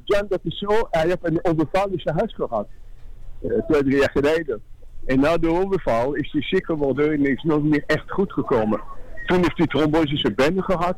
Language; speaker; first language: Dutch; non-native, fluent; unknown